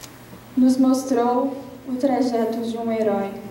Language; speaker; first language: Portuguese; native; Portuguese